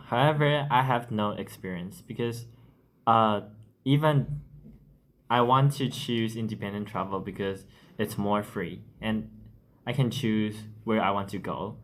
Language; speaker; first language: English; non-native, learner; Chinese